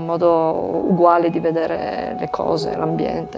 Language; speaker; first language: Italian; native; Italian